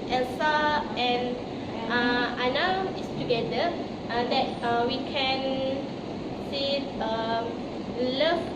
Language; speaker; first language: English; non-native, local second language; Malay